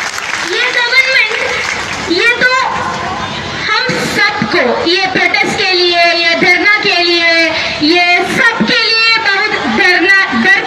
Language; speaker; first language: Hindi; non-native, local second language; Malayalam